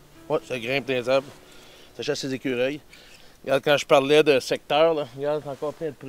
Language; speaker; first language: French; native; French